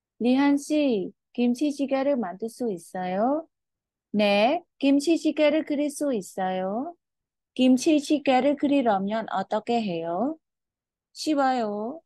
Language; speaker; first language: Korean; non-native, fluent; Khmer